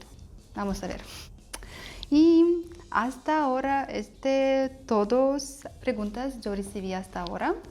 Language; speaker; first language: Spanish; non-native, learner; Russian